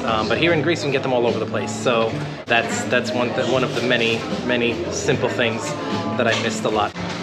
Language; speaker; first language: English; early bilingual, other home language; Greek